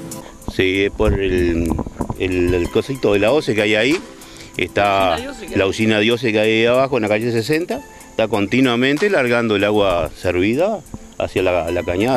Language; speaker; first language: Spanish; native; Spanish